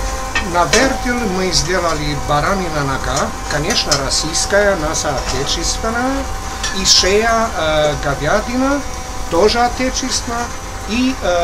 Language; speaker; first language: Russian; non-native, fluent; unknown